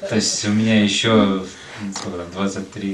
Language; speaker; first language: Russian; native; Russian